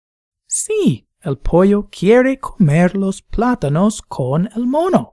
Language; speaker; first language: Spanish; non-native, fluent; English